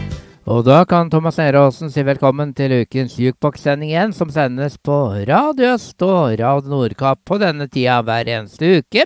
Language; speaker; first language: Norwegian; native; Norwegian